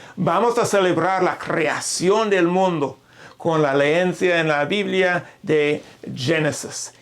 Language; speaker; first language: Spanish; non-native, learner; English